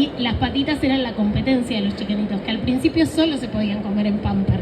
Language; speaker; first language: Spanish; native; Spanish